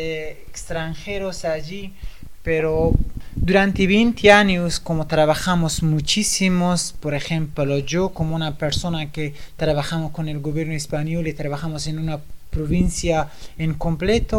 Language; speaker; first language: Spanish; non-native, fluent; Persian